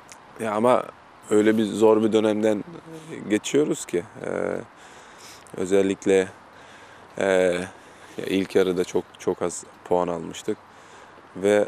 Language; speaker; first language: Turkish; early bilingual, heritage; German